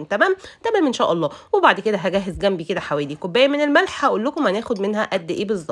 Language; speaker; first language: Arabic; native; Arabic